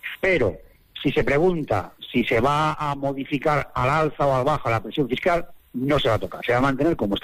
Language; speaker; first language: Spanish; native; Spanish